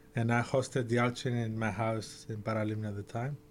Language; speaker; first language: English; early bilingual, other home language; Greek